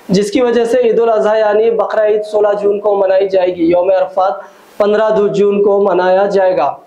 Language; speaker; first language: Urdu; native; Urdu